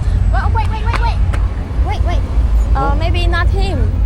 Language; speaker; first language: English; non-native, learner; Vietnamese